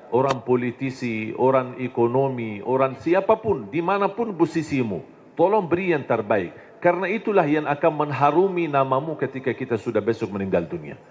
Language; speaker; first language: Indonesian; non-native, fluent; Arabic